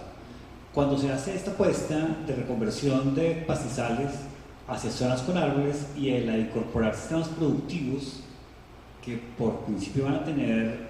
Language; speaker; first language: Spanish; native; Spanish